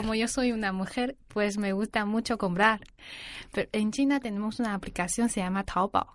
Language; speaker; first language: Spanish; non-native, learner; Chinese